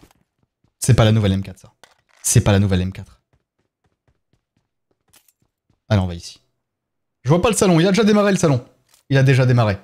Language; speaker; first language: French; native; French